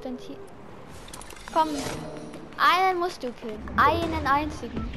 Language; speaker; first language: German; native; German